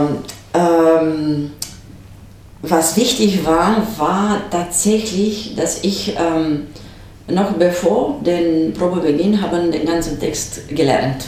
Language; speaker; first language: German; non-native, fluent; Romanian